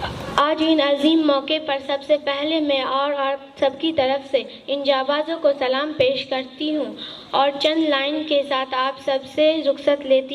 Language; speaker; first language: Hindi; native; Hindi